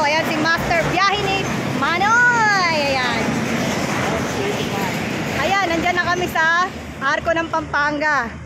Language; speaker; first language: Filipino; native; Filipino